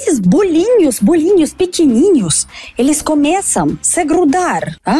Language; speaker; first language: Portuguese; non-native, fluent; Russian